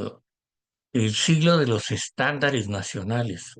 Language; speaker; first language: Spanish; native; Spanish